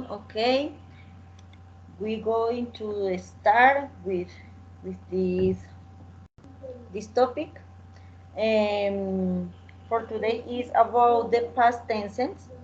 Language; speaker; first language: English; non-native, learner; Spanish